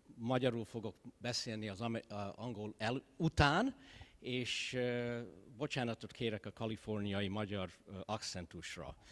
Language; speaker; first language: Hungarian; early bilingual, other home language; English